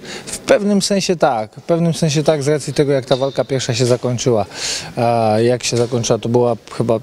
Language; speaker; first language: Polish; native; Polish